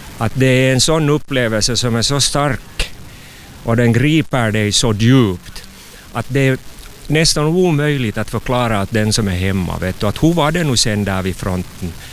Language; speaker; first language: Swedish; native; Swedish